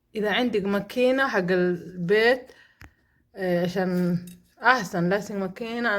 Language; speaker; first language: Arabic; non-native, learner; Somali